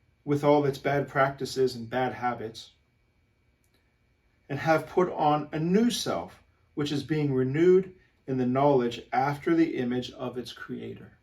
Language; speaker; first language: English; native; English